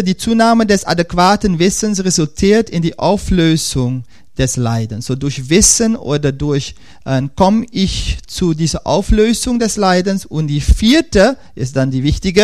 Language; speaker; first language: German; non-native, fluent; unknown